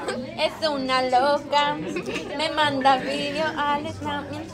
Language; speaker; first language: Spanish; early bilingual, other home language; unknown